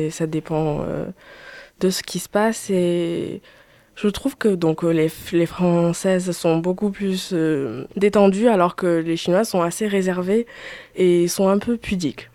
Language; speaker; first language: French; early bilingual, other home language; Chinese